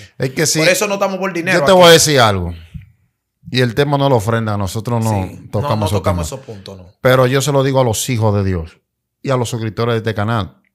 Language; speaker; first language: Spanish; native; Spanish